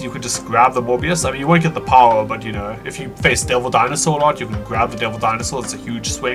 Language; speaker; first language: English; native; English